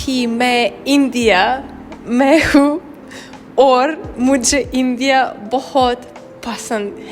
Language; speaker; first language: Hindi; non-native, learner; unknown